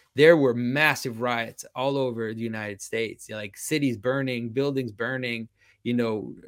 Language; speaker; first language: English; non-native, fluent; French